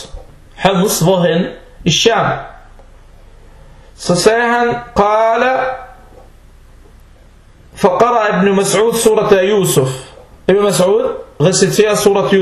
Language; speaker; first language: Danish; non-native, fluent; Arabic